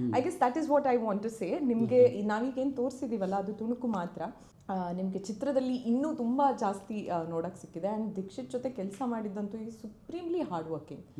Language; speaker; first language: Kannada; native; Kannada